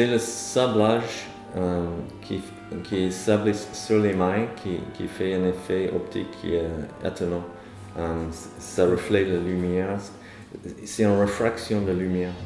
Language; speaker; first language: French; non-native, fluent; English